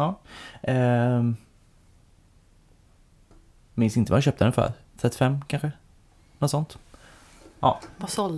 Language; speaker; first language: Swedish; native; Swedish